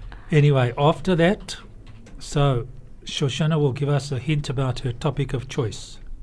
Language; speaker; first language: English; native; English